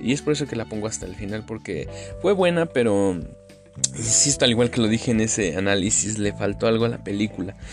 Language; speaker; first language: Spanish; native; Spanish